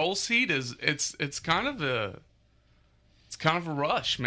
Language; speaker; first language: English; native; English